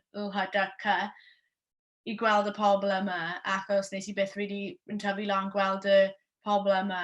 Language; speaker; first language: Welsh; non-native, local second language; English